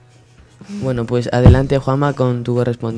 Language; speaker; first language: Spanish; native; Spanish